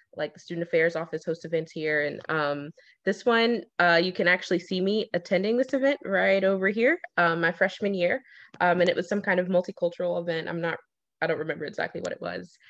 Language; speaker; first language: English; native; English